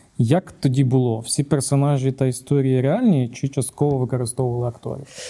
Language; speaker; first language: Ukrainian; native; Ukrainian